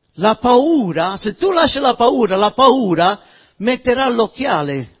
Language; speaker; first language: Italian; early bilingual, heritage; Italian